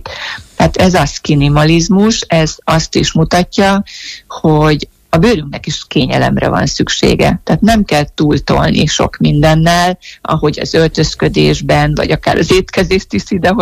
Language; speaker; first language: Hungarian; native; Hungarian